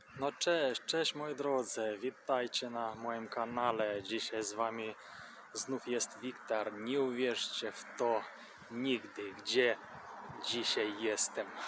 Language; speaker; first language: Polish; non-native, fluent; Russian